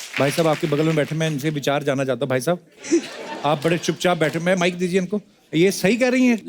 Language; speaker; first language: Hindi; non-native, local second language; Punjabi